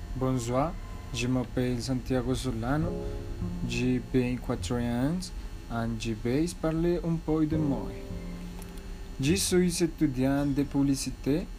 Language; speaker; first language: French; non-native, learner; Spanish